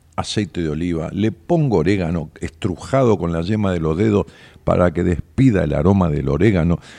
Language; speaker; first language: Spanish; native; Spanish